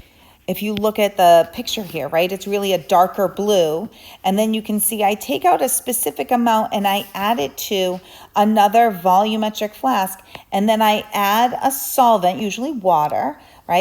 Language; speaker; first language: English; native; English